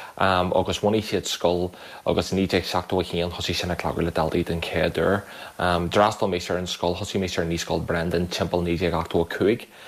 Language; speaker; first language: Irish; native; Irish